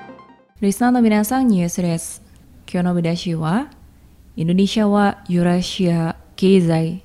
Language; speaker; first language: Japanese; non-native, fluent; Indonesian